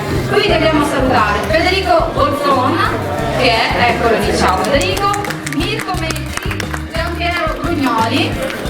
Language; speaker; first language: Italian; native; Italian